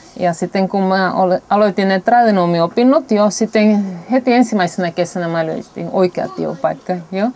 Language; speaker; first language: Finnish; non-native, fluent; Spanish